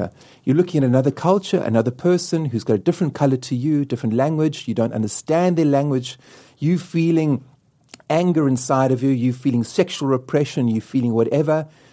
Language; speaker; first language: English; native; English